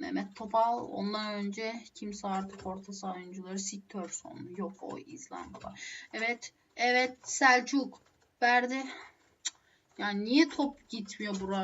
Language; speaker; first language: Turkish; native; Turkish